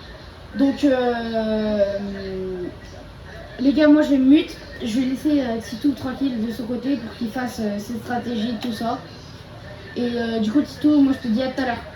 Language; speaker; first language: French; native; French